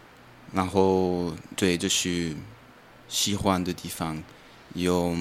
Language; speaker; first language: Chinese; non-native, learner; French